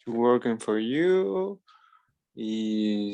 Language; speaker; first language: English; non-native, learner; Spanish